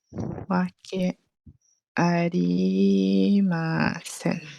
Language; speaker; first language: Japanese; non-native, fluent; Malay